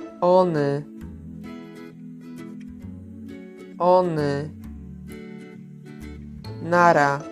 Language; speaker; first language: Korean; non-native, fluent; Polish